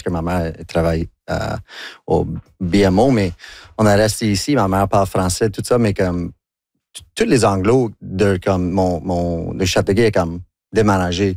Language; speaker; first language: French; non-native, local second language; English